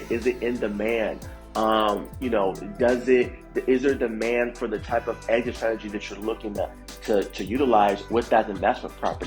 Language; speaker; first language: English; native; English